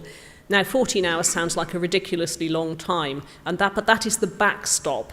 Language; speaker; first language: English; native; English